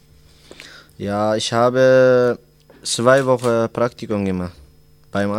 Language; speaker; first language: German; non-native, learner; Tigrinya